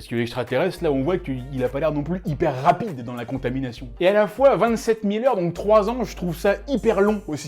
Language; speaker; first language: French; native; French